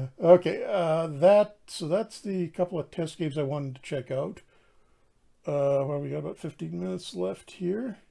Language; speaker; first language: English; native; English